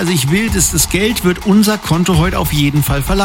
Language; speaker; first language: German; native; German